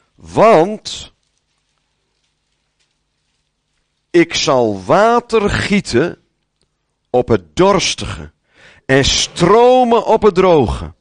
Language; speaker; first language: Dutch; native; Dutch